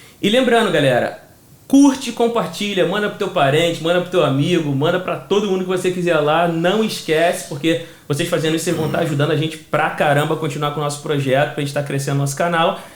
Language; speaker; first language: Portuguese; native; Portuguese